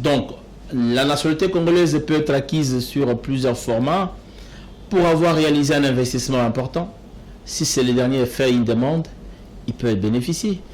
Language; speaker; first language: French; non-native, local second language; Lingala